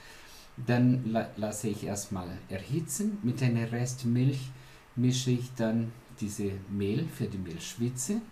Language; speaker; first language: German; non-native, fluent; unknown